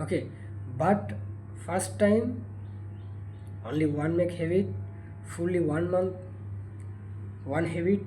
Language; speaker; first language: English; non-native, learner; Bangla